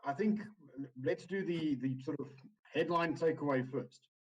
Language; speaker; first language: English; non-native, local second language; Afrikaans